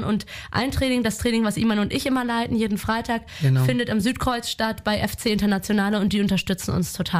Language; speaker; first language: German; native; German